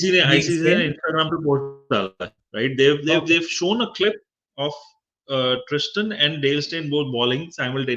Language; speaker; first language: English; non-native, local second language; Hindi